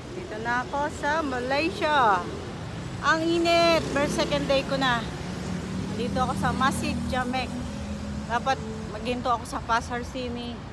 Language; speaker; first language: Filipino; native; Filipino